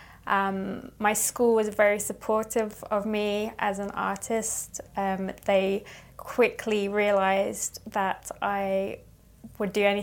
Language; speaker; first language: English; native; English